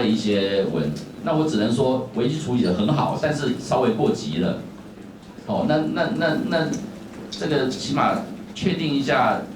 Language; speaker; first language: Chinese; native; Chinese